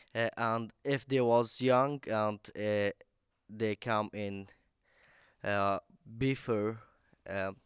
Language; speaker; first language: English; non-native, learner; Persian